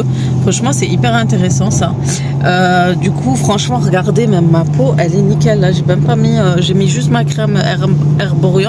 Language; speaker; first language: French; native; French